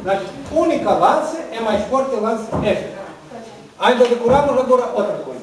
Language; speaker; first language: Portuguese; non-native, learner; Ukrainian